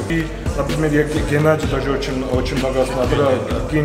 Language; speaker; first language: Russian; non-native, fluent; Georgian